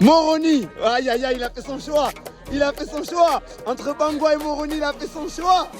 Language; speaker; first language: French; native; French